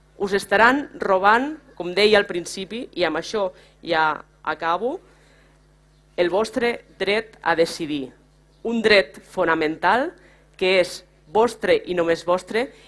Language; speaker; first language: Catalan; native; Catalan